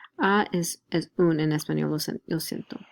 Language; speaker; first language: Spanish; non-native, learner; English